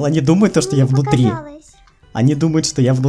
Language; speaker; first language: Russian; native; Russian